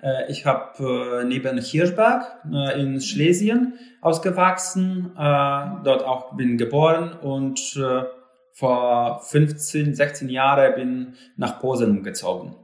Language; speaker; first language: German; non-native, learner; Polish